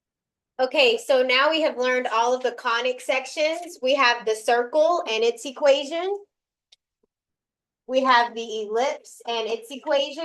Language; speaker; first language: English; native; English